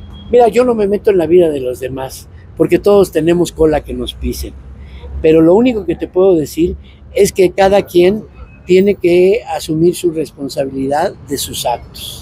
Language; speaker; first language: Spanish; native; Spanish